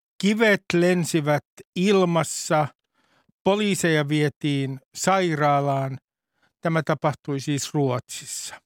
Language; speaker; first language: Finnish; native; Finnish